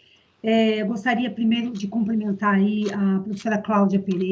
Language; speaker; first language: Portuguese; native; Portuguese